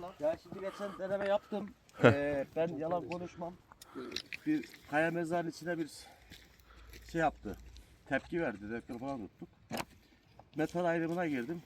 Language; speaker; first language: Turkish; native; Turkish